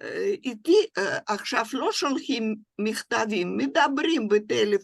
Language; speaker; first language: Hebrew; non-native, fluent; Russian